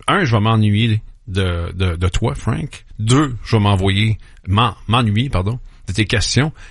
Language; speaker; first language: French; native; French